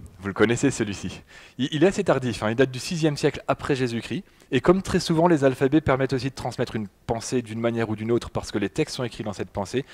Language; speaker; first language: French; native; French